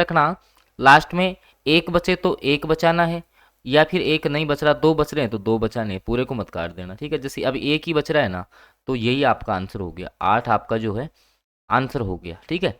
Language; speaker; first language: Hindi; native; Hindi